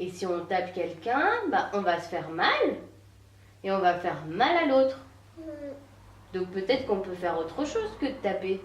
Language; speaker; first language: French; native; French